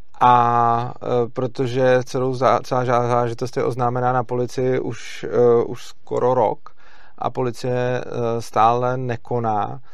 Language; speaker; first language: Czech; native; Czech